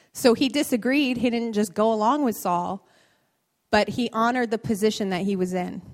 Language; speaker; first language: English; native; English